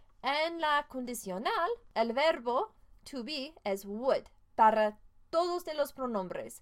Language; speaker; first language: Spanish; non-native, fluent; English